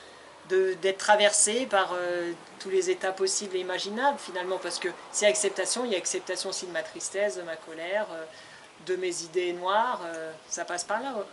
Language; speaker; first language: French; native; French